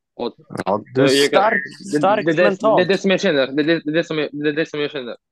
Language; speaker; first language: Swedish; non-native, fluent; Romanian